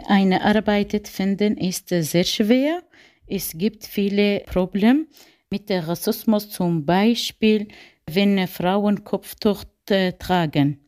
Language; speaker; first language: German; non-native, learner; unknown